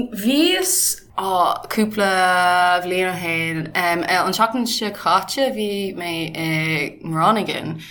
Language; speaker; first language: Irish; non-native, local second language; English